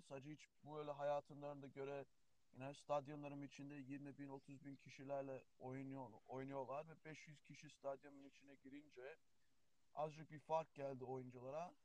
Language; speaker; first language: Turkish; early bilingual, heritage; Turkish